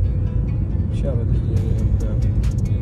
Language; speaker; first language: Russian; non-native, fluent; Persian